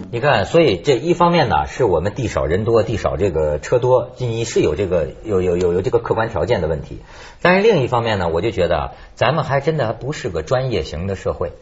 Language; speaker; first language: Chinese; native; Chinese